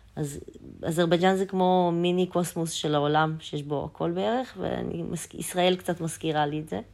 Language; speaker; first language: Hebrew; early bilingual, other home language; Azerbaijani